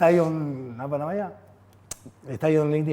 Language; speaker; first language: Indonesian; non-native, fluent; Spanish